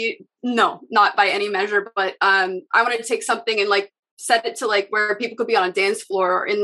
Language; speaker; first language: English; native; English